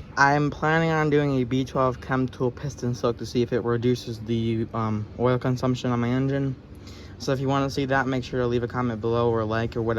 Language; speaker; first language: English; native; English